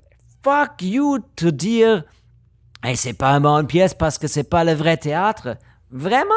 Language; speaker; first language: French; non-native, learner; German